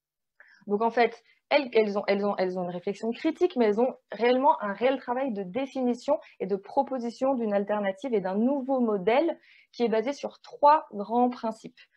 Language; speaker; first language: French; native; French